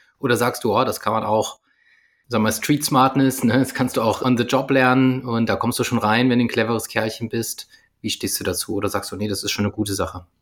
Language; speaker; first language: German; native; German